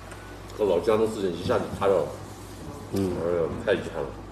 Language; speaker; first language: Chinese; native; Chinese